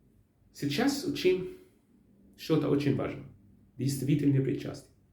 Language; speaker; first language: Russian; non-native, learner; Arabic